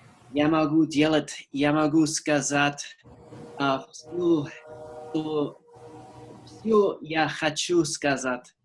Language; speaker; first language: Russian; non-native, learner; English